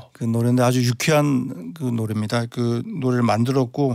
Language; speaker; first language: Korean; native; Korean